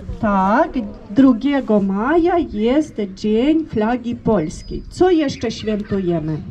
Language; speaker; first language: Polish; non-native, fluent; Ukrainian